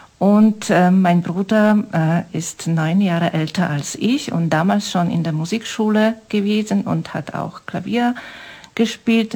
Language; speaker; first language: German; non-native, fluent; Polish